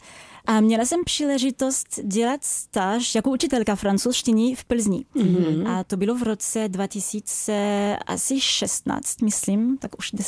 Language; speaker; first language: Czech; non-native, fluent; French